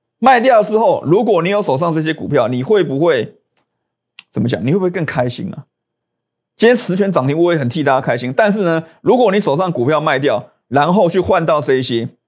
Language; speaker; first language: Chinese; native; Chinese